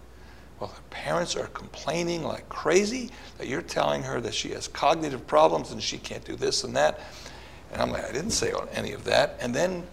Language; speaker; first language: English; early bilingual, other home language; Italian